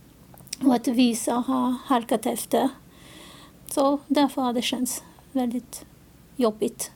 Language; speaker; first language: Swedish; non-native, fluent; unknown